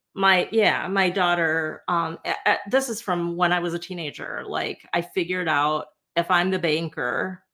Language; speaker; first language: English; native; English